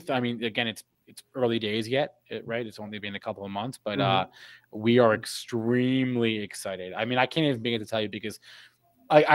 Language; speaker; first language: English; native; English